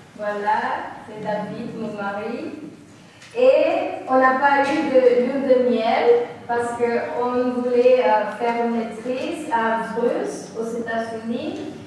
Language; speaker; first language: French; non-native, local second language; Spanish